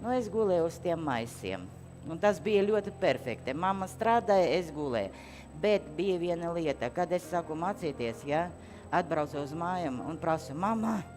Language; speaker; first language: Latvian; non-native, local second language; Russian